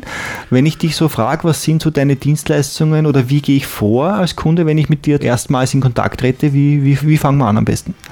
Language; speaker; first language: German; native; German